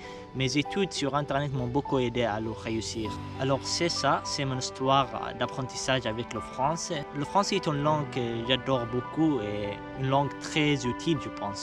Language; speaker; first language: French; non-native, fluent; Arabic